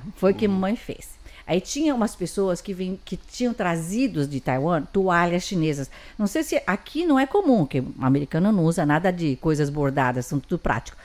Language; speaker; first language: Portuguese; early bilingual, other home language; Chinese